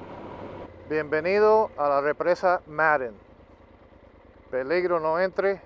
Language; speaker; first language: Spanish; early bilingual, heritage; Spanish